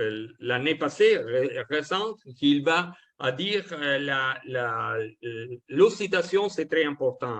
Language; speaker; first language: French; non-native, learner; Italian